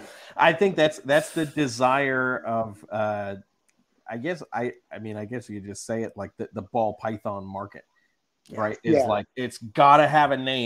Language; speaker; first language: English; native; English